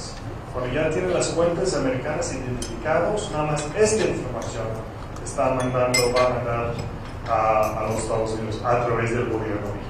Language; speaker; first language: Spanish; non-native, fluent; English